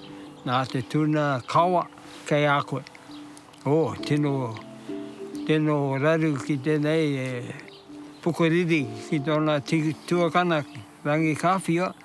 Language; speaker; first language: Māori; non-native, local second language; English